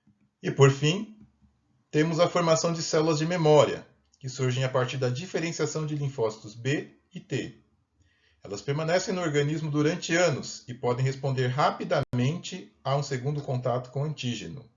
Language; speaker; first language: Portuguese; native; Portuguese